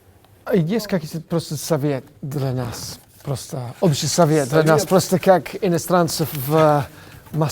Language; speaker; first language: Russian; non-native, learner; English